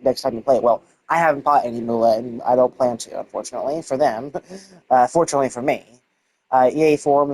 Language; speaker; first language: English; native; English